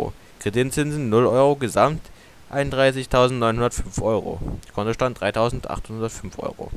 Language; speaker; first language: German; native; German